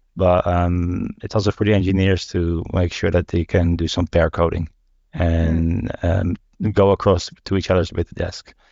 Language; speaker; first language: English; non-native, fluent; Dutch